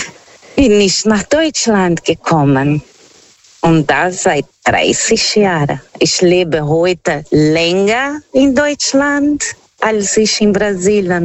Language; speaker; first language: German; non-native, fluent; Portuguese